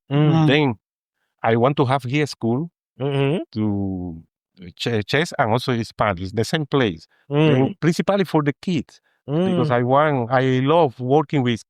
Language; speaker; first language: English; non-native, fluent; Spanish